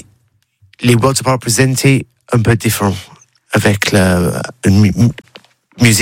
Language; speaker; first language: French; non-native, learner; English